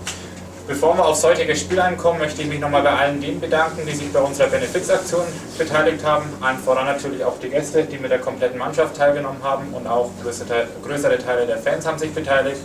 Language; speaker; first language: German; native; German